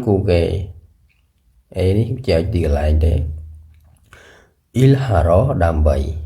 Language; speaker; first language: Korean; non-native, fluent; Khmer